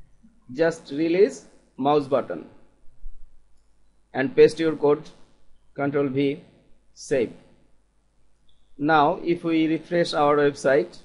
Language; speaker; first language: English; non-native, local second language; Bangla